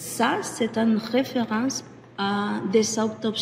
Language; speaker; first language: French; non-native, learner; Spanish